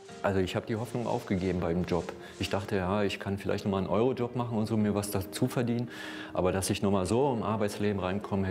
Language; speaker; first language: German; native; German